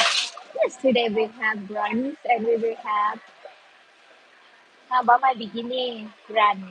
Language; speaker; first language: English; non-native, learner; Thai